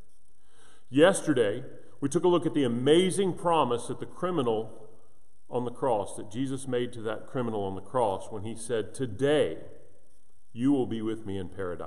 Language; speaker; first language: English; native; English